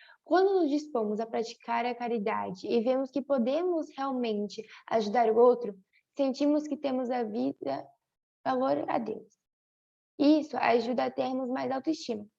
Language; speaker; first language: Portuguese; native; Portuguese